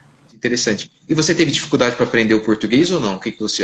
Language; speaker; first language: Portuguese; native; Portuguese